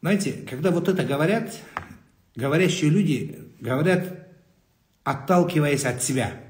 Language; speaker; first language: Russian; non-native, local second language; Kazakh